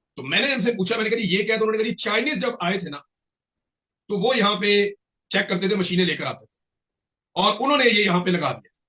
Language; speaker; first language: Urdu; non-native, local second language; Punjabi